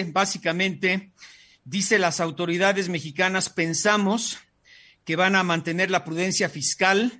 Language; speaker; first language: Spanish; native; Spanish